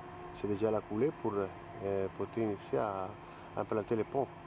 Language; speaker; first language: French; non-native, fluent; Italian